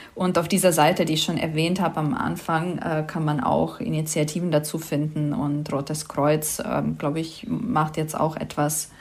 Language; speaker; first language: German; non-native, fluent; Ukrainian